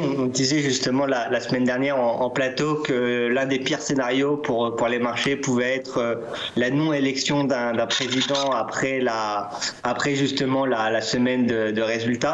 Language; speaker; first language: French; native; French